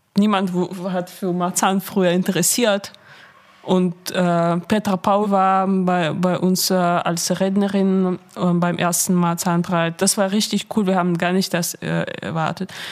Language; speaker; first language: German; non-native, fluent; Russian